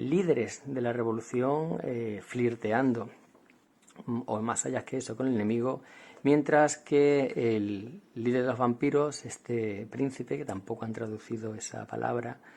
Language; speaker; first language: Spanish; native; Spanish